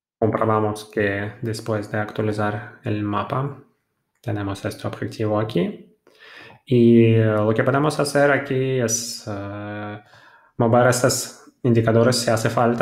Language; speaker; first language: Spanish; non-native, fluent; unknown